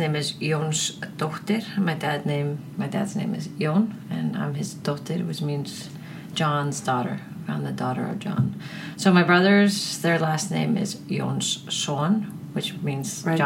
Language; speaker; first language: English; early bilingual, other home language; Icelandic